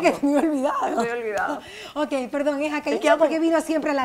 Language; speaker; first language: Spanish; native; Spanish